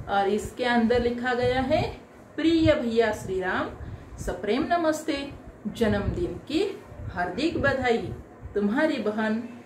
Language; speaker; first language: Hindi; non-native, local second language; Marathi